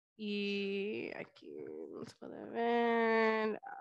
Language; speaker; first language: Spanish; early bilingual, heritage; Spanish